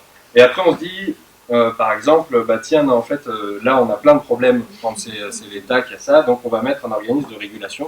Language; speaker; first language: French; native; French